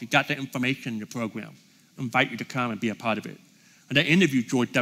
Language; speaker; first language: English; native; English